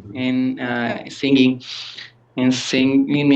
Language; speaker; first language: English; non-native, learner; Bangla